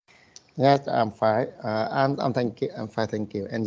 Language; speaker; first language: English; non-native, learner; Vietnamese